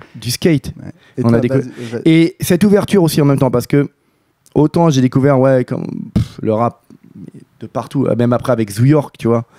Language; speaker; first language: French; native; French